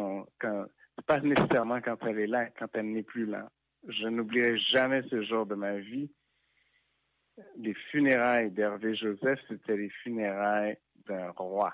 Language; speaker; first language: French; non-native, local second language; Haitian Creole